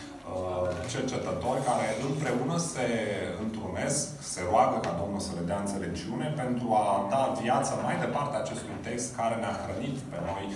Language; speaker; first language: Romanian; native; Romanian